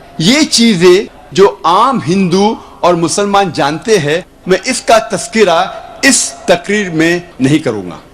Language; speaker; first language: Urdu; non-native, local second language; Konkani